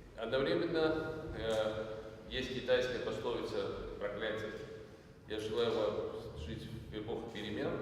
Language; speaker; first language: Russian; non-native, local second language; Georgian